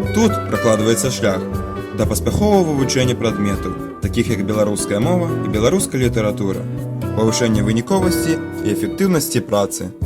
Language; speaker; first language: Belarusian; native; Belarusian